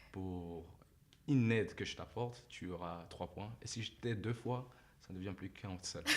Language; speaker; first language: French; non-native, local second language; Lingala